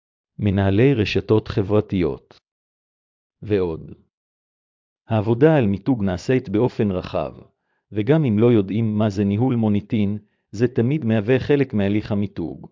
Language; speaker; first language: Hebrew; native; Hebrew